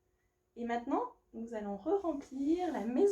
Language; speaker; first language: French; native; French